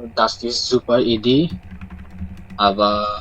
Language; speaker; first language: German; non-native, learner; Bangla